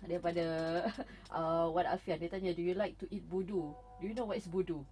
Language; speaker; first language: English; non-native, local second language; Malay